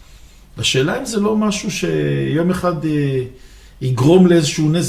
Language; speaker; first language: Hebrew; native; Hebrew